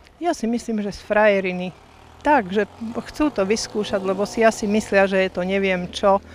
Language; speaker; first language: Slovak; native; Slovak